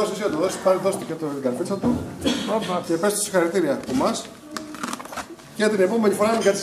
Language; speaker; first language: Greek; native; Greek